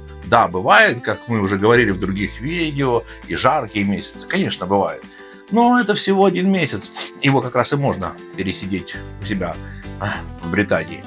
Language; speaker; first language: Russian; native; Russian